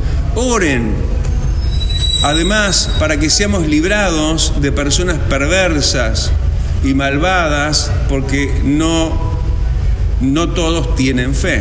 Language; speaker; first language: Spanish; native; Spanish